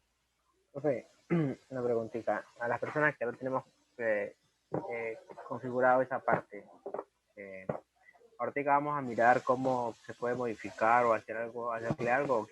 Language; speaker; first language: Spanish; native; Spanish